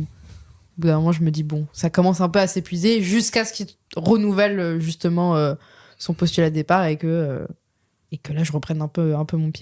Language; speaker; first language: French; native; French